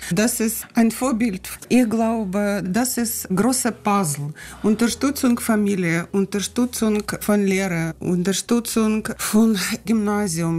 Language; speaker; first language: German; non-native, learner; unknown